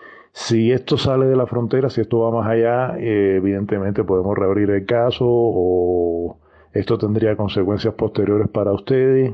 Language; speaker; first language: Spanish; native; Spanish